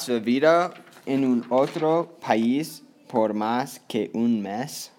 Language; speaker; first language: Spanish; non-native, learner; English